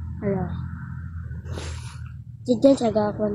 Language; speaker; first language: Filipino; non-native, local second language; Cebuano